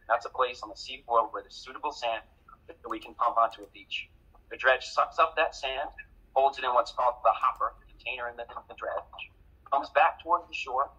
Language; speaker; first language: English; native; English